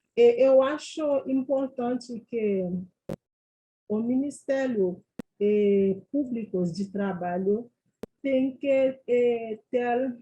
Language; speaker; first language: Portuguese; non-native, fluent; Haitian Creole